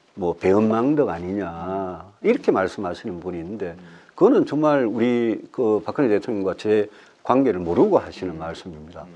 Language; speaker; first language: Korean; native; Korean